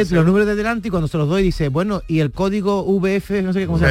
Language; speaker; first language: Spanish; native; Spanish